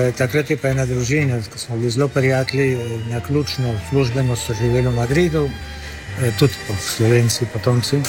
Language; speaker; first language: Slovenian; early bilingual, heritage; Slovenian